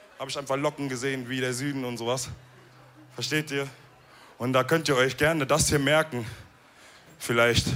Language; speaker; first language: German; early bilingual, other home language; Wolof